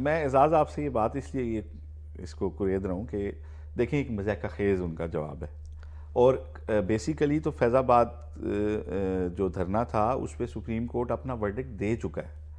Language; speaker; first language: Urdu; native; Urdu